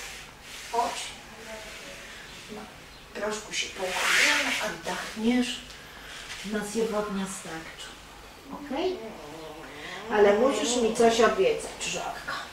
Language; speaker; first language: Polish; non-native, learner; Russian